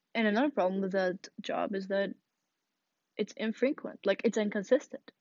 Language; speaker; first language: English; non-native, fluent; Russian